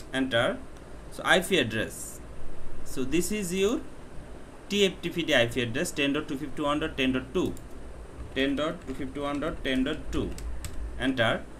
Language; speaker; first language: English; non-native, local second language; Bangla